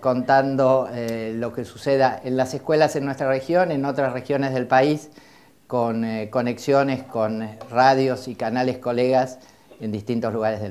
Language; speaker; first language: Spanish; native; Spanish